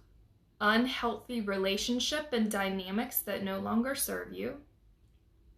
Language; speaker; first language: English; native; English